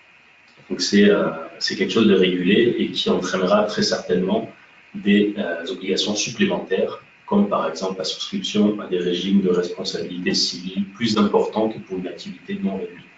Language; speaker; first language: French; native; French